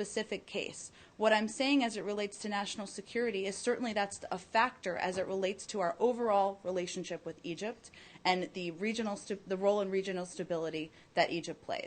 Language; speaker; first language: English; native; English